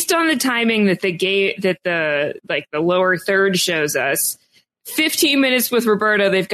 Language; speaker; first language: English; native; English